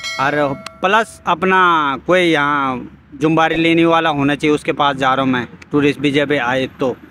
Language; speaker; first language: Hindi; native; Hindi